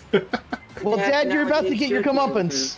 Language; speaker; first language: English; native; English